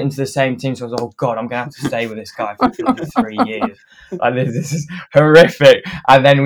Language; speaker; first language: English; non-native, fluent; French